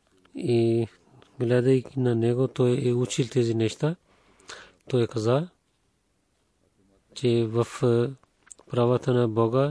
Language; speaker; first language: Bulgarian; non-native, fluent; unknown